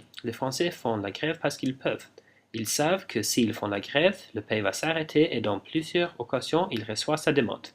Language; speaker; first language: French; non-native, fluent; English